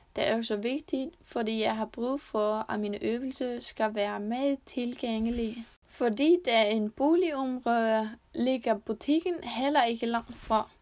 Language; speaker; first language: Danish; non-native, learner; Icelandic